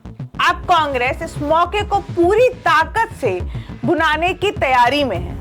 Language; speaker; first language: Hindi; native; Hindi